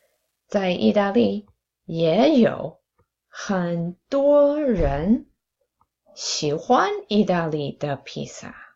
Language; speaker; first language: Chinese; non-native, fluent; English